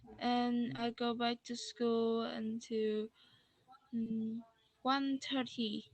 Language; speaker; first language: English; non-native, learner; Vietnamese